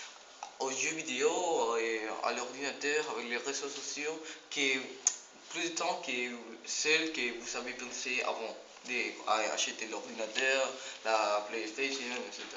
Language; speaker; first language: French; non-native, learner; Spanish